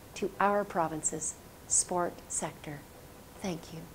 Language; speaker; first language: English; native; English